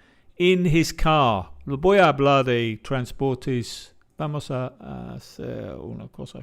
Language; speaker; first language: Spanish; non-native, fluent; English